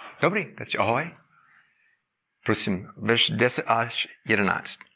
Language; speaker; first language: Czech; non-native, fluent; English